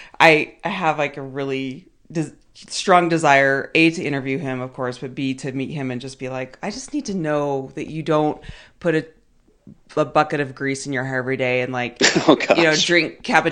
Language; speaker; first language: English; native; English